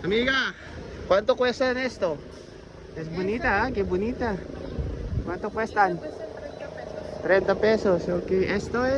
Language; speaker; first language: Spanish; non-native, learner; Filipino